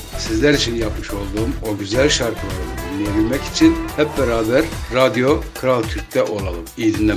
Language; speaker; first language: Turkish; native; Turkish